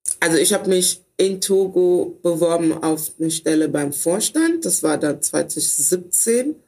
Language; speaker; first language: German; early bilingual, other home language; Ewe